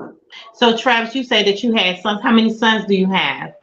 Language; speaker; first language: English; native; English